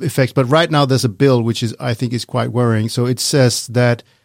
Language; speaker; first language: English; non-native, fluent; Danish